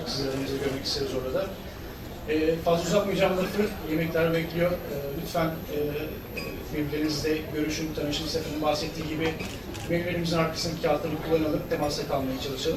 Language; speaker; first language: Turkish; native; Turkish